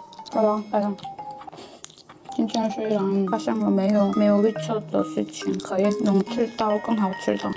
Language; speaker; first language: Chinese; non-native, learner; Korean